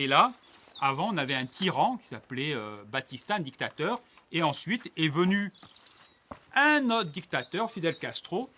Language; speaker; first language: French; native; French